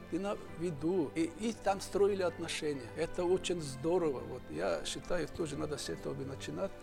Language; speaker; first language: Russian; non-native, local second language; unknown